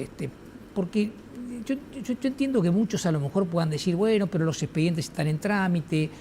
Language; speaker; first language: Spanish; native; Spanish